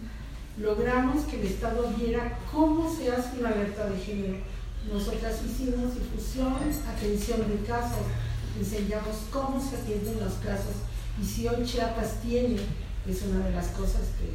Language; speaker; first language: Spanish; native; Spanish